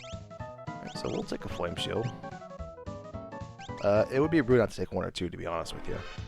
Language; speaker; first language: English; native; English